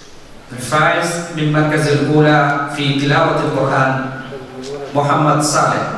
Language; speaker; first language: Arabic; non-native, learner; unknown